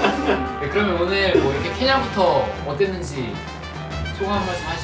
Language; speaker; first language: Korean; native; Korean